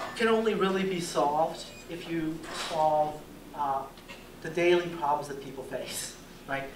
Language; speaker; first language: English; native; English